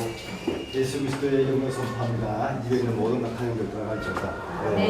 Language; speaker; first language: Korean; native; Korean